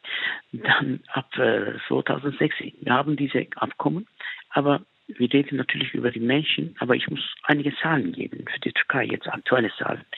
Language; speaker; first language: German; non-native, fluent; Turkish